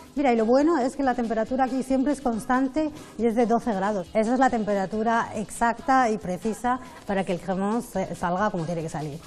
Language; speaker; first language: Spanish; native; Spanish